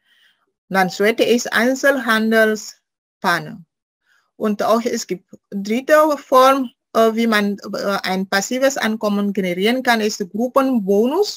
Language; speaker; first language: German; non-native, fluent; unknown